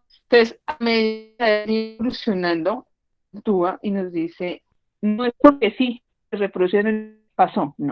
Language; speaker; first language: Spanish; native; Spanish